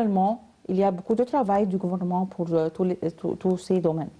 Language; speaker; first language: French; non-native, learner; Arabic